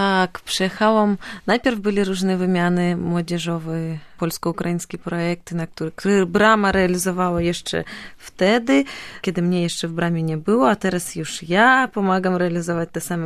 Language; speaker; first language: Polish; non-native, fluent; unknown